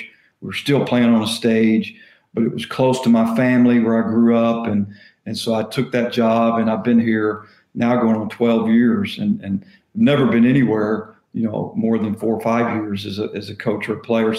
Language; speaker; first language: English; native; English